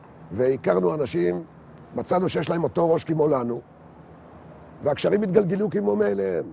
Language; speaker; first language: Hebrew; native; Hebrew